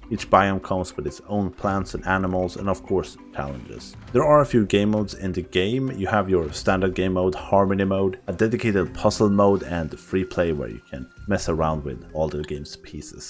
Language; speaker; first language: English; non-native, fluent; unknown